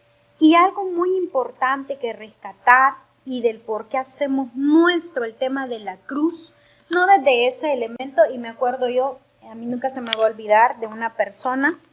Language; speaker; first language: Spanish; native; Spanish